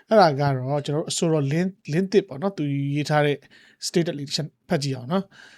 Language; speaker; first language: Burmese; native; Burmese